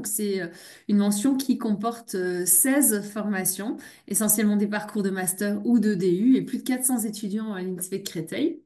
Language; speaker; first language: French; native; French